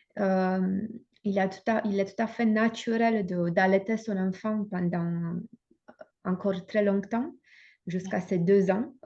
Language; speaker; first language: French; non-native, fluent; Romanian